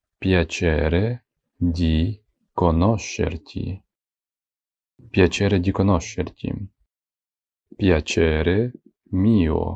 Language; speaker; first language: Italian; non-native, fluent; Ukrainian